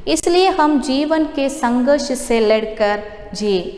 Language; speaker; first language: Hindi; non-native, local second language; Malayalam